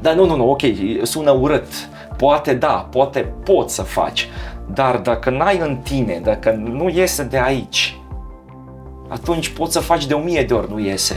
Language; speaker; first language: Romanian; non-native, fluent; Serbian